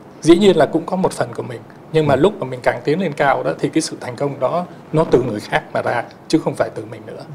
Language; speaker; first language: Vietnamese; native; Vietnamese